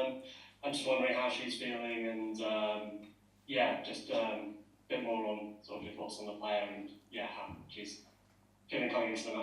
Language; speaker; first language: English; non-native, fluent; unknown